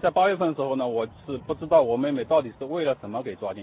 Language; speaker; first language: Chinese; native; Chinese